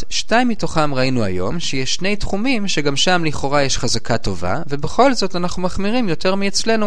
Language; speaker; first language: Hebrew; native; Hebrew